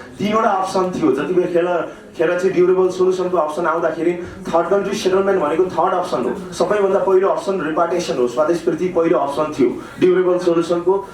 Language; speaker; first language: Nepali; native; Nepali